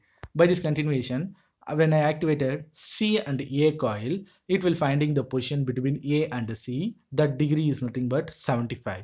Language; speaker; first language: English; non-native, local second language; Tamil